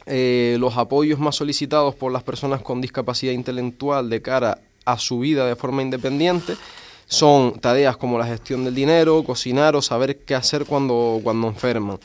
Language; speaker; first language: Spanish; native; Spanish